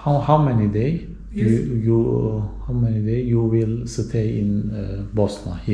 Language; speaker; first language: English; non-native, learner; Turkish